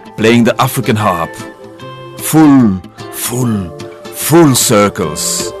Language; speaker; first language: English; non-native, fluent; Dutch